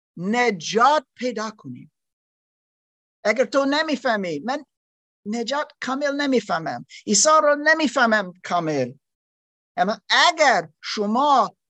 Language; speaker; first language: Persian; non-native, learner; German